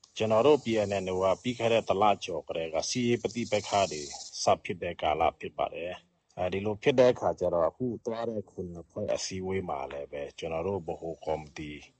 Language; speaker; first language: Burmese; non-native, local second language; Pa'o Karen